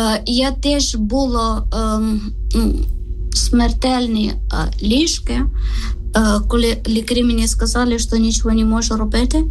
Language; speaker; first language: Ukrainian; non-native, learner; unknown